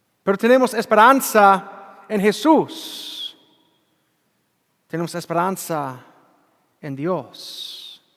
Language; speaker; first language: Spanish; non-native, learner; English